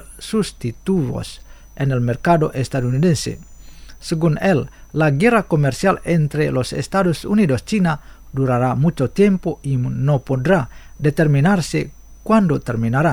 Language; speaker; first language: Spanish; non-native, fluent; Indonesian